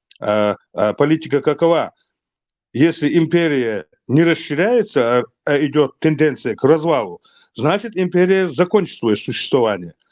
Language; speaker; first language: Russian; non-native, local second language; Chechen